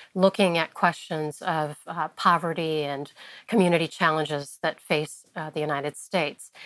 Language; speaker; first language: English; native; English